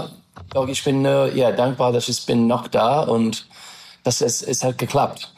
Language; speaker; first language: German; non-native, learner; English